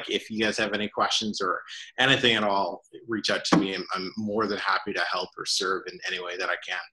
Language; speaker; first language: English; native; English